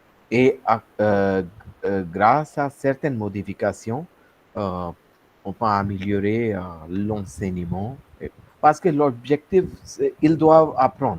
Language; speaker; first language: French; non-native, learner; Hindi